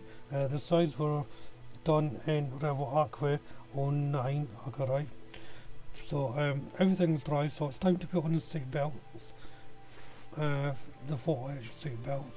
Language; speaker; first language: English; native; English